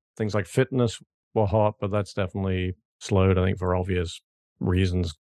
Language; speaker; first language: English; native; English